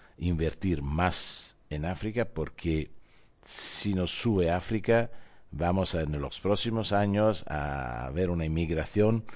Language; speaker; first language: Spanish; non-native, fluent; Italian